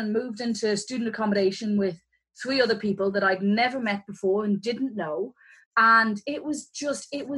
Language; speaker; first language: English; native; English